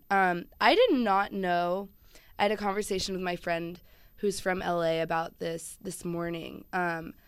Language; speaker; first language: English; native; English